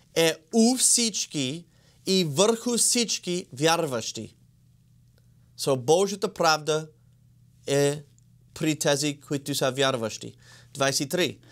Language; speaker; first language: Bulgarian; non-native, learner; English